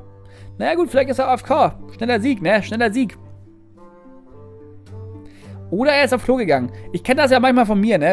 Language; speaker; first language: German; native; German